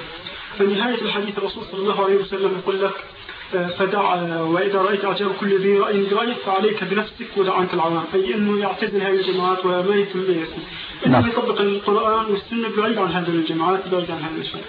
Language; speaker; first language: Arabic; native; Arabic